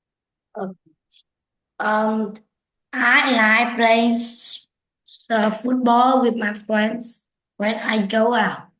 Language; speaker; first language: English; non-native, learner; Vietnamese